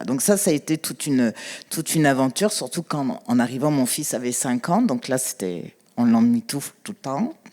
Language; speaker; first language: French; native; French